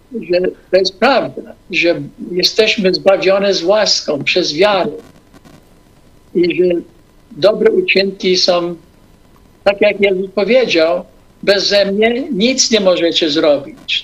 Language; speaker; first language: Polish; non-native, fluent; English